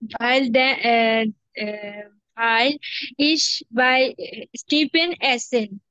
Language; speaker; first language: German; non-native, learner; Bangla